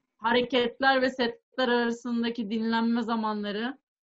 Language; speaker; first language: Turkish; native; Turkish